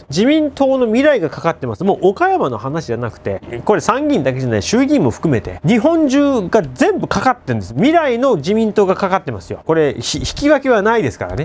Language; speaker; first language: Japanese; native; Japanese